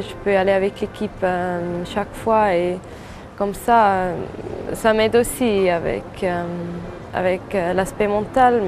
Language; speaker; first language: French; non-native, fluent; German